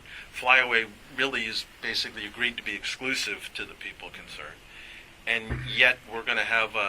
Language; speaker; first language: English; native; English